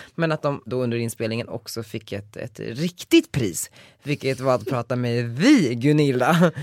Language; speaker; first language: Swedish; native; Swedish